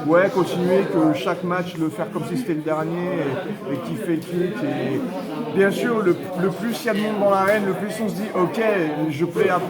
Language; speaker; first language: French; native; French